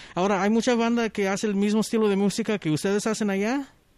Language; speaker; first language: Spanish; non-native, learner; English